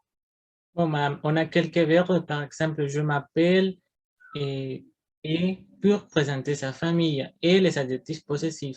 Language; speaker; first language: French; non-native, learner; Spanish